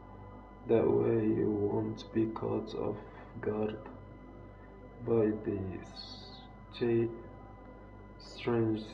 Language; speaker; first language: English; non-native, fluent; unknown